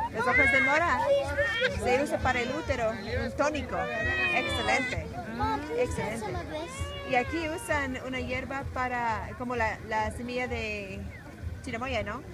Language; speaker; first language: Spanish; non-native, fluent; English